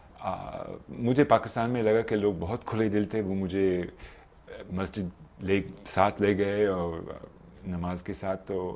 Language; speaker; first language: Urdu; non-native, fluent; English